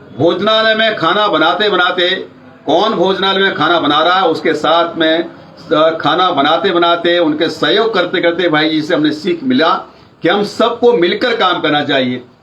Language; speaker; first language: Hindi; native; Hindi